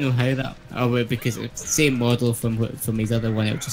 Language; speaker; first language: English; native; English